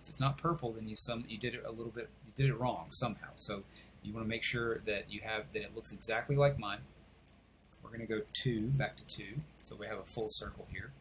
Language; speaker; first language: English; native; English